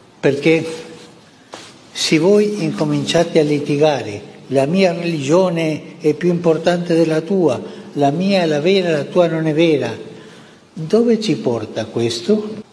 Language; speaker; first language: Italian; non-native, fluent; Spanish